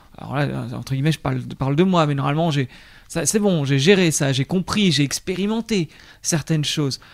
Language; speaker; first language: French; native; French